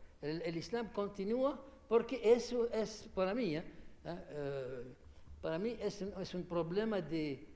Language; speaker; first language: Spanish; non-native, fluent; Arabic